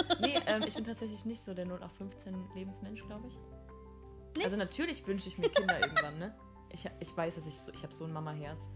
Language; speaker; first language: German; native; German